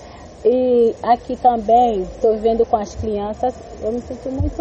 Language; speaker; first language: Portuguese; non-native, learner; Haitian Creole